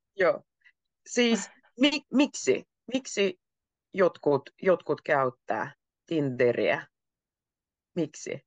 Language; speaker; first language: Finnish; native; Finnish